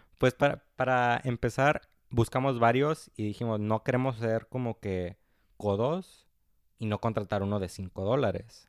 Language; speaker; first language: Spanish; early bilingual, heritage; Spanish